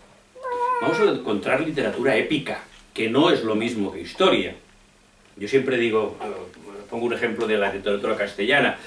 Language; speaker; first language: Spanish; native; Spanish